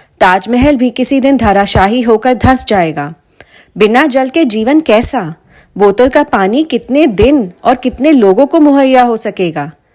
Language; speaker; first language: Hindi; native; Hindi